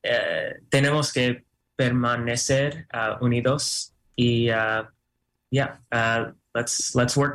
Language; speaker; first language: Spanish; non-native, fluent; English